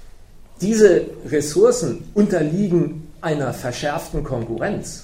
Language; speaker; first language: German; native; German